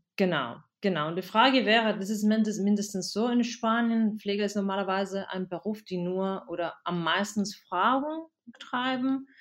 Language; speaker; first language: German; non-native, fluent; Spanish